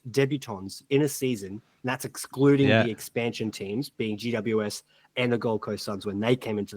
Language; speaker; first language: English; native; English